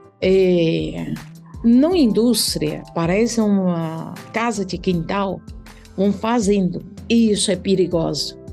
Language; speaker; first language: Portuguese; non-native, learner; Chinese